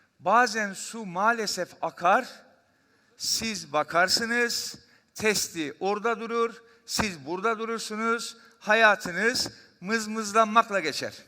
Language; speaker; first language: Turkish; native; Turkish